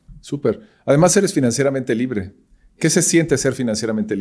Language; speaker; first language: Spanish; native; Spanish